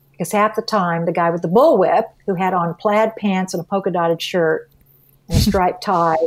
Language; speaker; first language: English; native; English